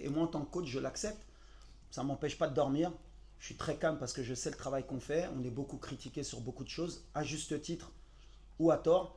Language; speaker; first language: French; native; French